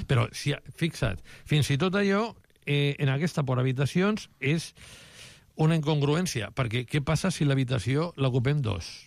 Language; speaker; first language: Catalan; non-native, local second language; Spanish